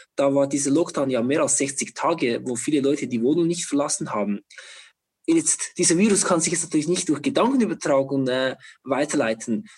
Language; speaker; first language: German; non-native, fluent; Chinese